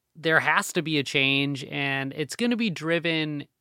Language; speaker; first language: English; early bilingual, other home language; Hindi